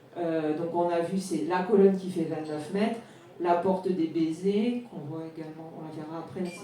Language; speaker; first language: French; native; French